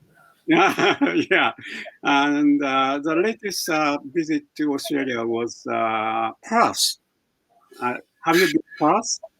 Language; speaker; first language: English; non-native, fluent; Japanese